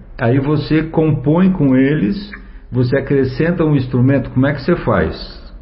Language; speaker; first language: Portuguese; native; Portuguese